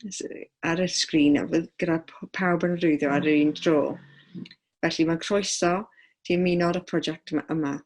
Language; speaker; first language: Welsh; non-native, local second language; English